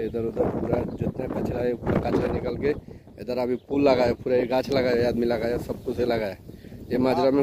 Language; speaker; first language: Hindi; non-native, learner; Bangla